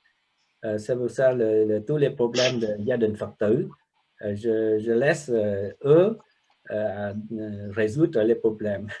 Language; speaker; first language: French; non-native, learner; Vietnamese